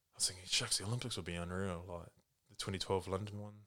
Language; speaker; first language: English; early bilingual, other home language; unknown